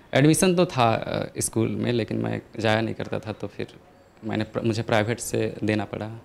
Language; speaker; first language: Hindi; native; Hindi